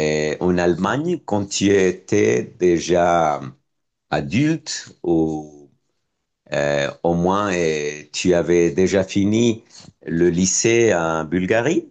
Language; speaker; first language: French; non-native, fluent; Spanish